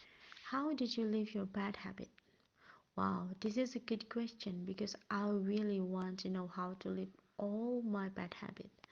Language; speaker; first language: English; non-native, learner; Indonesian